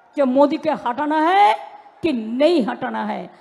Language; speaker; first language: Hindi; non-native, local second language; Bangla